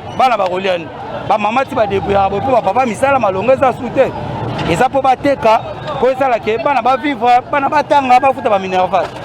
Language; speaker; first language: Lingala; native; Lingala